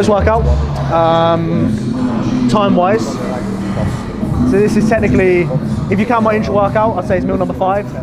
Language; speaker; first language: English; native; English